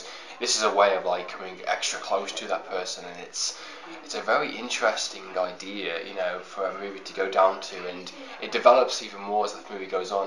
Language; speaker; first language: English; native; English